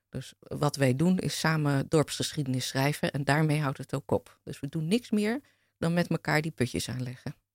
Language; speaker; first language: Dutch; native; Dutch